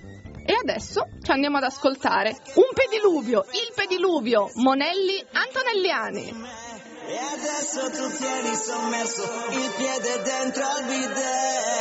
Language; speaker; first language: Italian; native; Italian